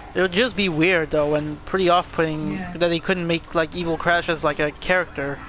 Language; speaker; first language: English; native; English